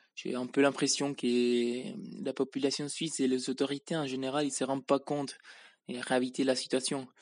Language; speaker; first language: French; non-native, fluent; Spanish